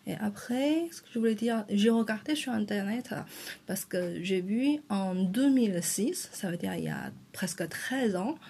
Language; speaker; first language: French; non-native, fluent; Chinese